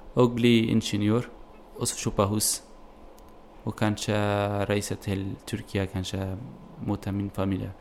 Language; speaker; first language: Norwegian; non-native, learner; Kurdish